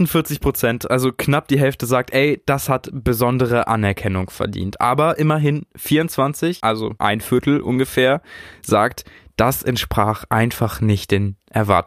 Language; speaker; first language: German; native; German